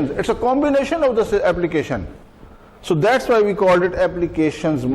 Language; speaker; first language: English; non-native, local second language; Urdu